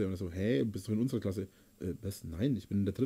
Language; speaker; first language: German; native; German